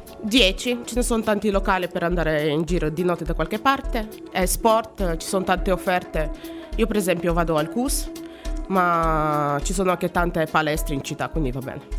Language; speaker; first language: Italian; non-native, fluent; Russian